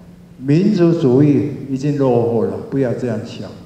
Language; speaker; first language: Chinese; non-native, local second language; Min Nan Chinese